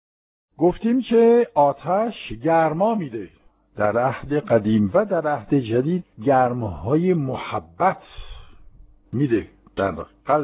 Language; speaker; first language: Persian; non-native, fluent; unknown